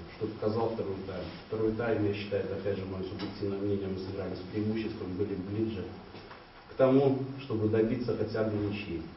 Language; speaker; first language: Russian; native; Russian